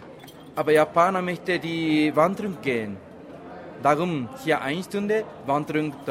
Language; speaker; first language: German; non-native, learner; Japanese